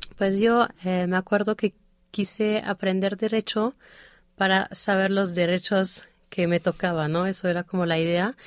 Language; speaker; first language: Spanish; non-native, fluent; French